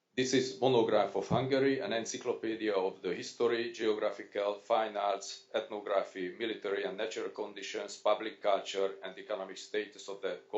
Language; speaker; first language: English; non-native, fluent; Hungarian